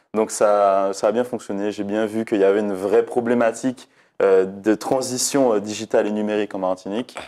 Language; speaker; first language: French; native; French